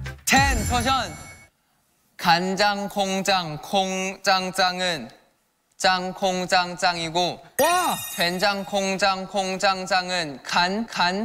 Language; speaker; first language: Korean; non-native, fluent; Thai